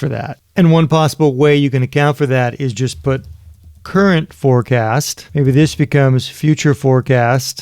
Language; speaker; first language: English; native; English